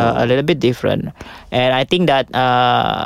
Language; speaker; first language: English; non-native, local second language; Malay